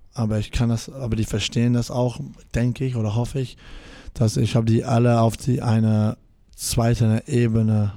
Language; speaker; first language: German; non-native, fluent; English